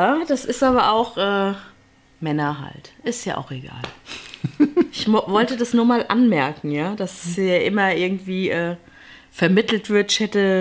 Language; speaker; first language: German; native; German